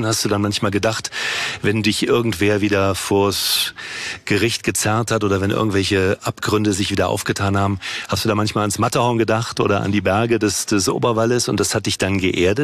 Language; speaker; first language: German; native; German